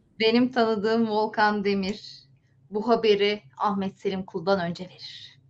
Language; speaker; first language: Turkish; native; Turkish